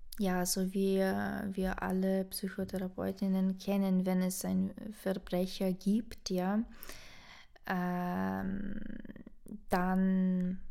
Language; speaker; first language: German; non-native, fluent; Ukrainian